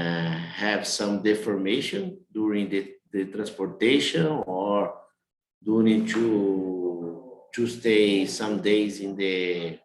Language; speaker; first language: English; non-native, learner; Portuguese